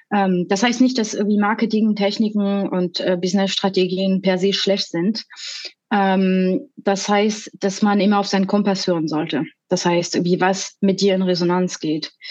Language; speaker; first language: German; non-native, fluent; French